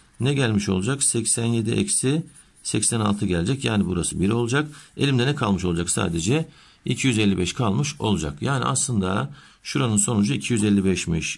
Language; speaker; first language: Turkish; native; Turkish